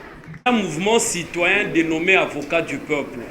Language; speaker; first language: French; non-native, local second language; Lingala